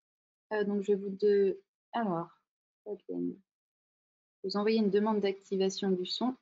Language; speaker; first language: French; native; French